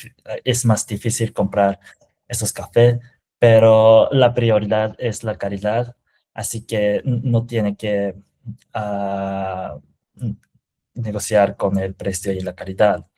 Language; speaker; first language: Spanish; non-native, fluent; Japanese